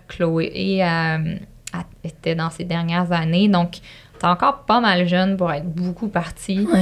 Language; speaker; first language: French; native; French